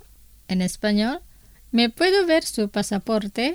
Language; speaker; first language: Spanish; non-native, fluent; Indonesian